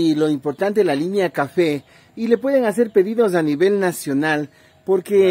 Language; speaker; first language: Spanish; native; Spanish